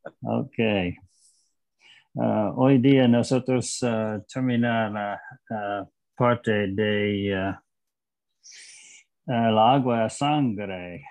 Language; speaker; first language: Spanish; non-native, learner; English